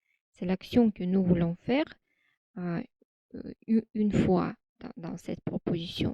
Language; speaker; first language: French; non-native, fluent; Russian